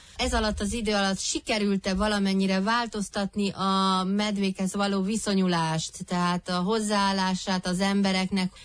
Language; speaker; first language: Hungarian; native; Hungarian